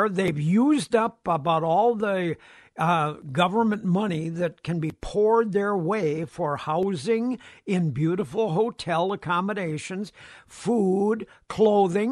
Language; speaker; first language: English; native; English